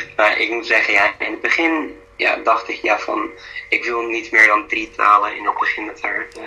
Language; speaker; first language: Dutch; non-native, fluent; English